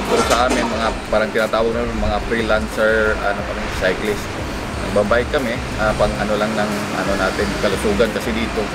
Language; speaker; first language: Filipino; native; Filipino